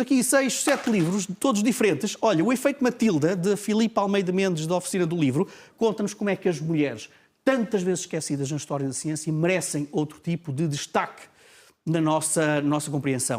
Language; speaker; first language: Portuguese; native; Portuguese